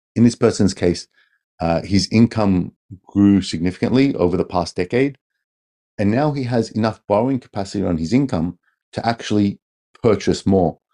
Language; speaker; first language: English; native; English